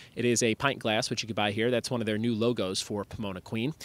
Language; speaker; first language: English; native; English